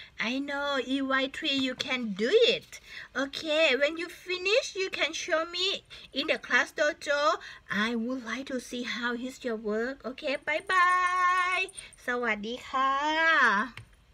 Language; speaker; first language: English; non-native, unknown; Thai